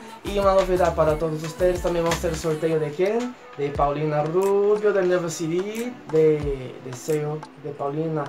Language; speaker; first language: Spanish; non-native, fluent; Portuguese